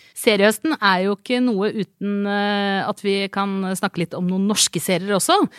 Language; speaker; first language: Norwegian; native; Norwegian